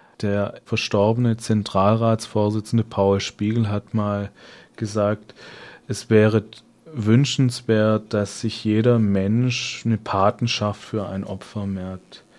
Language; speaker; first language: German; native; German